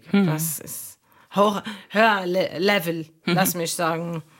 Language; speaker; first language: German; non-native, fluent; Arabic